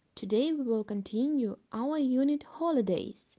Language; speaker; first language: English; non-native, fluent; Russian